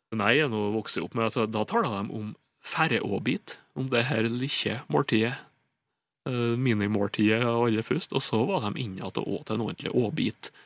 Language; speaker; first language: Norwegian; native; Norwegian